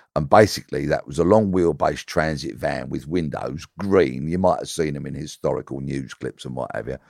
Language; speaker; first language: English; native; English